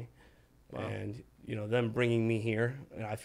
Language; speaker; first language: English; early bilingual, other home language; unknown